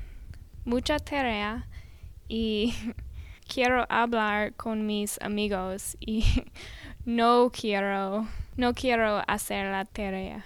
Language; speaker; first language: Spanish; non-native, learner; English